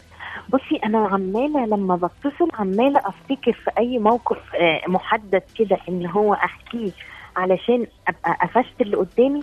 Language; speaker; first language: Arabic; native; Arabic